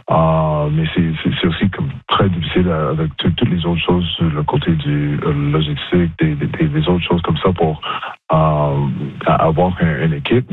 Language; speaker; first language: French; non-native, local second language; English